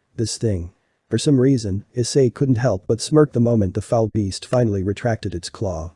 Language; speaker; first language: English; native; English